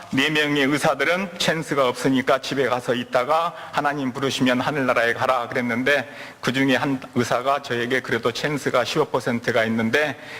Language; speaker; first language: Korean; native; Korean